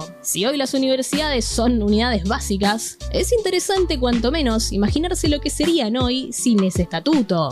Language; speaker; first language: Spanish; native; Spanish